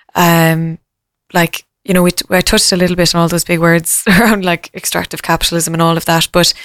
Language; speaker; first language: English; native; English